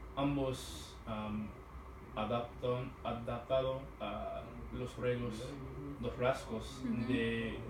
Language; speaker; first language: Spanish; non-native, learner; English